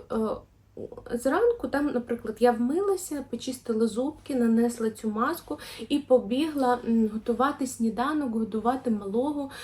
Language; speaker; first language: Ukrainian; non-native, local second language; Russian